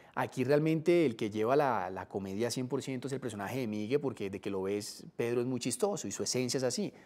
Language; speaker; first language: Spanish; native; Spanish